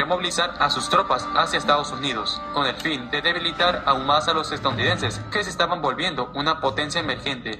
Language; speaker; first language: Spanish; native; Spanish